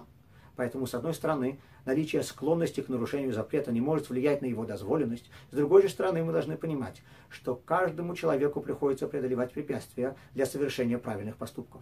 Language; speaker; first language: Russian; native; Russian